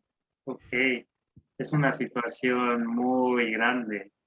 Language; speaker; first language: Spanish; non-native, fluent; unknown